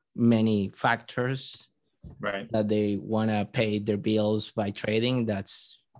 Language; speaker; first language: English; non-native, fluent; Spanish